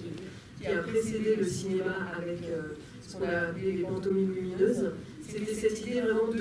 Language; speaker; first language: French; native; French